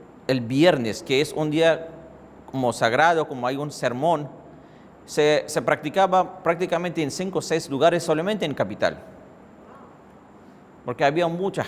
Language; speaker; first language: Spanish; non-native, fluent; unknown